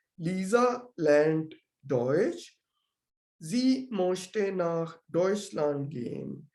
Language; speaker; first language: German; non-native, learner; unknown